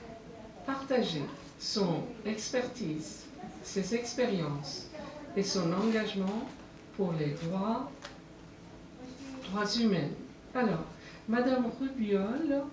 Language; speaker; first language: French; non-native, fluent; Persian